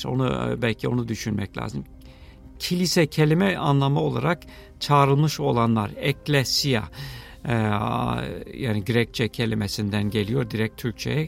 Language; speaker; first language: Turkish; non-native, fluent; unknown